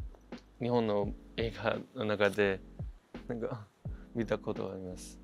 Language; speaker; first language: Japanese; non-native, fluent; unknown